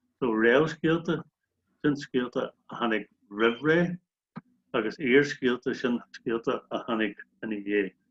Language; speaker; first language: Irish; native; Irish